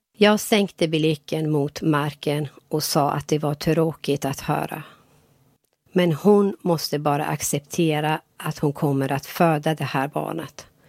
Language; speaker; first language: Swedish; non-native, fluent; Persian